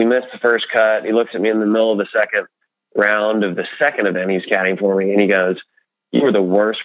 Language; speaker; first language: English; native; English